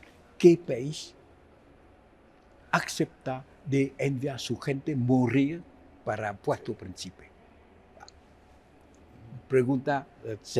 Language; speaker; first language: Spanish; non-native, fluent; Haitian Creole